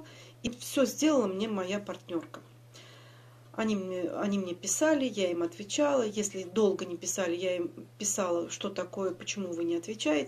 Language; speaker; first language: Russian; native; Russian